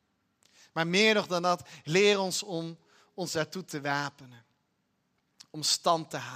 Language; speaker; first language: Dutch; native; Dutch